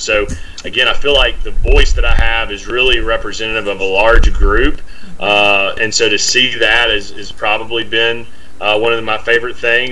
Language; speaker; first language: English; native; English